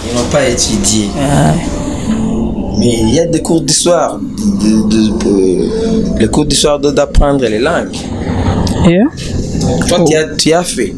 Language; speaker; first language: French; non-native, local second language; Rundi